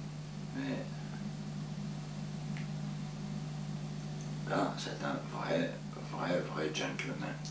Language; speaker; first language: French; non-native, fluent; Georgian